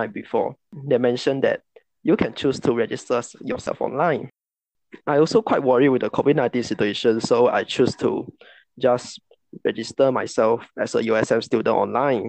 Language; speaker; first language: English; non-native, local second language; Chinese